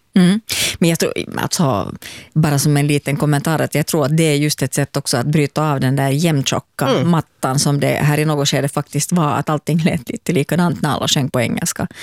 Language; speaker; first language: Swedish; native; Swedish